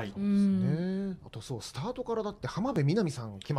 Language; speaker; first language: Japanese; native; Japanese